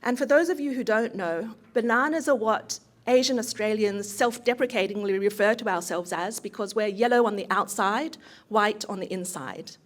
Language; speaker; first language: English; early bilingual, other home language; Thai